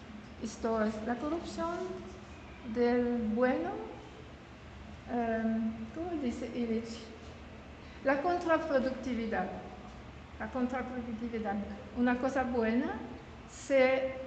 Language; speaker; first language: Spanish; non-native, learner; French